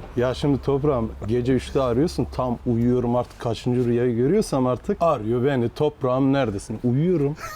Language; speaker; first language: Turkish; early bilingual, other home language; Zaza